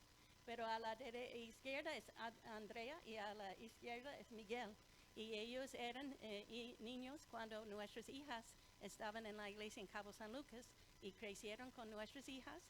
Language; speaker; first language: Spanish; non-native, fluent; English